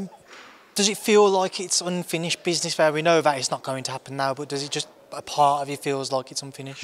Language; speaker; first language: English; native; English